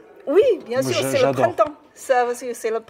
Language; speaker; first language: French; non-native, learner; Chinese